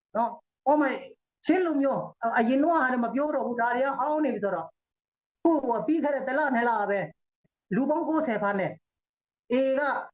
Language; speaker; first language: Burmese; non-native, local second language; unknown